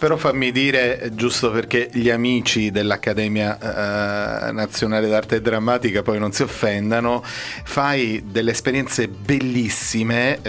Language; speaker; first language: Italian; native; Italian